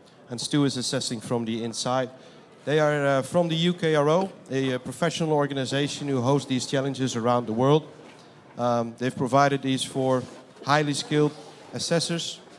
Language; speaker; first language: English; non-native, fluent; Dutch